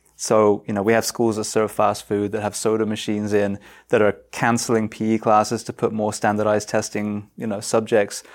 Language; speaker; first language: English; native; English